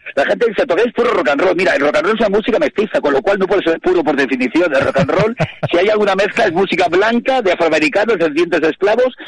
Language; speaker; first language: Spanish; native; Spanish